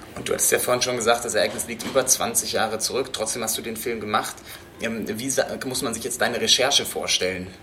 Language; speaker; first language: German; native; German